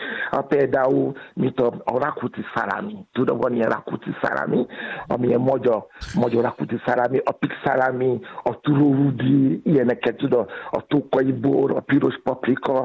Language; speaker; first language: Hungarian; non-native, fluent; Yoruba